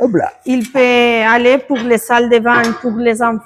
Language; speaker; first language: French; non-native, learner; Spanish